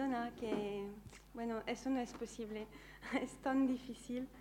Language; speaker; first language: Spanish; non-native, learner; French